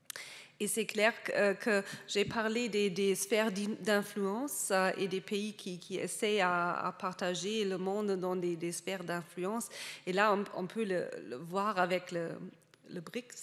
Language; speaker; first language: French; non-native, fluent; German